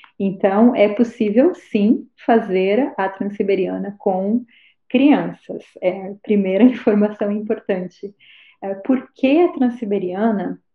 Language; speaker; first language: Portuguese; native; Portuguese